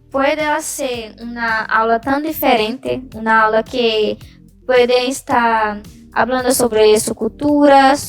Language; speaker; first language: Spanish; non-native, learner; Portuguese